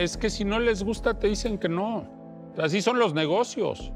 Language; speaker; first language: Spanish; native; Spanish